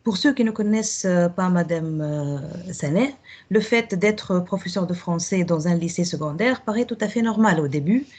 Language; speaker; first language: French; non-native, local second language; Arabic